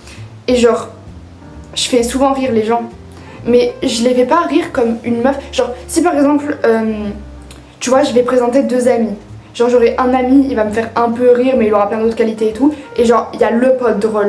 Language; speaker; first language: French; native; French